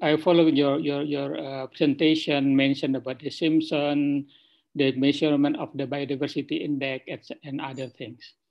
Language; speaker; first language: English; non-native, fluent; Indonesian